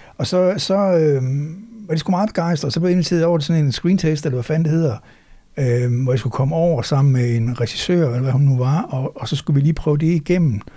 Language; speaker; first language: Danish; native; Danish